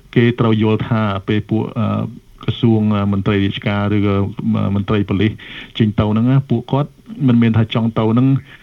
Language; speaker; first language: Khmer; early bilingual, other home language; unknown